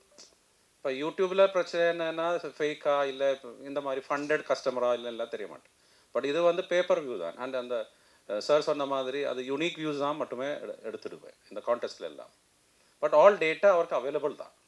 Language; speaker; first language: Tamil; non-native, fluent; Malayalam